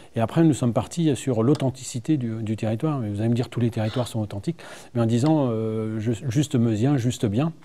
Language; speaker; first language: French; native; French